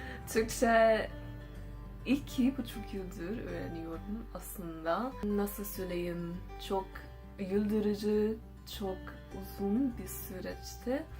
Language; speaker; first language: Turkish; non-native, learner; English